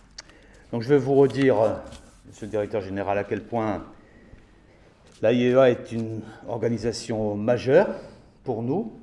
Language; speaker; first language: French; native; French